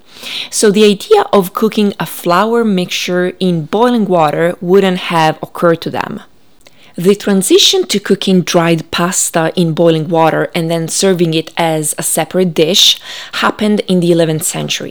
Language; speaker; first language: English; non-native, fluent; Italian